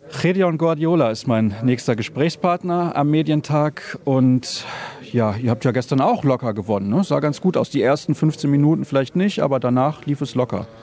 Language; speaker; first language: German; native; German